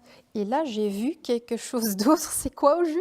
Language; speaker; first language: French; non-native, local second language; Dutch